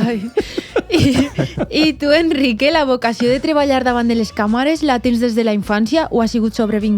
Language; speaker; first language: Catalan; native; Catalan